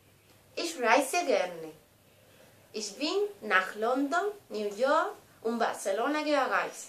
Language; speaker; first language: German; non-native, learner; Spanish